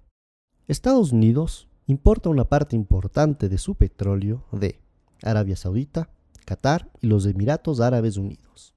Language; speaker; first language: Spanish; native; Spanish